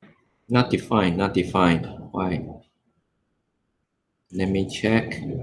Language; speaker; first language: English; non-native, learner; Chinese